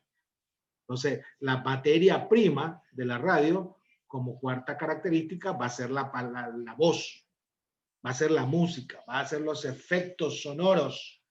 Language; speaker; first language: Spanish; native; Spanish